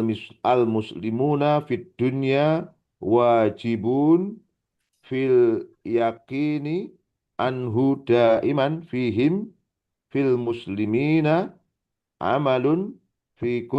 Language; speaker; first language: Arabic; non-native, learner; Indonesian